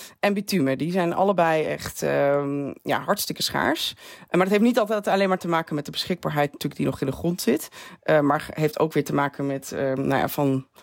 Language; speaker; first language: Dutch; native; Dutch